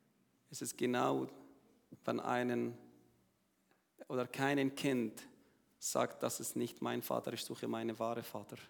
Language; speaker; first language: German; non-native, learner; Arabic